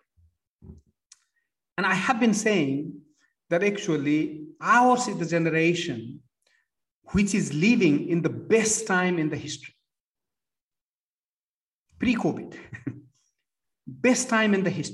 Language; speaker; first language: English; non-native, local second language; Nepali